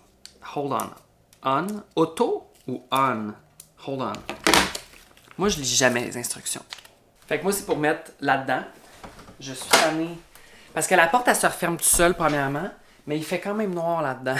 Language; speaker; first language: French; native; French